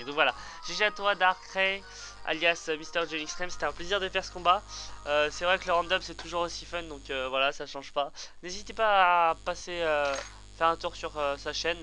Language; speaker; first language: French; native; French